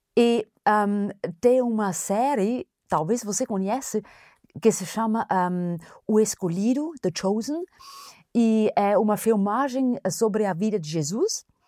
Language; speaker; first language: Portuguese; non-native, fluent; German